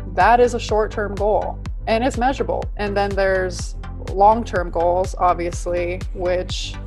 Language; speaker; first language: English; native; English